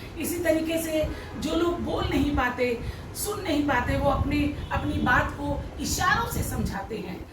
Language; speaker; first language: Hindi; native; Hindi